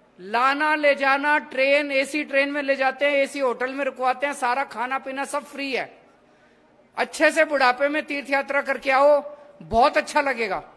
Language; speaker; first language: Hindi; native; Hindi